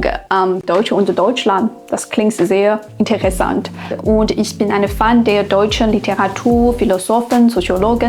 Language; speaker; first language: German; non-native, fluent; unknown